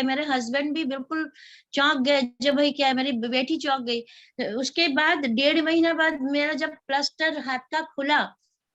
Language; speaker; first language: Hindi; non-native, local second language; Bangla